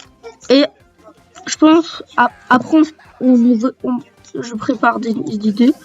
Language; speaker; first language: French; native; French